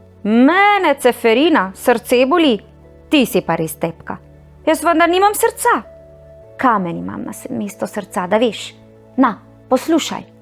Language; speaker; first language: Slovenian; native; Slovenian